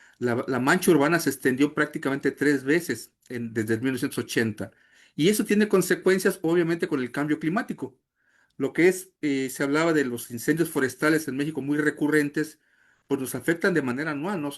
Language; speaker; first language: Spanish; native; Spanish